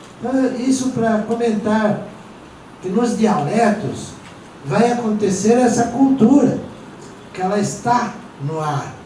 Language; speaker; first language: Portuguese; non-native, local second language; Venetian